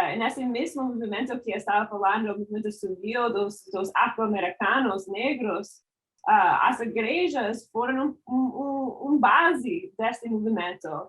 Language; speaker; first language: Portuguese; non-native, fluent; English